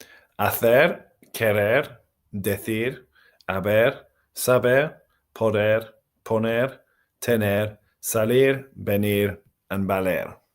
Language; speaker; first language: Spanish; non-native, fluent; English